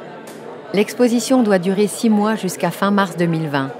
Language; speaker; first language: French; native; French